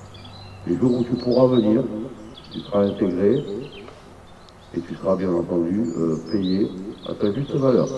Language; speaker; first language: French; native; French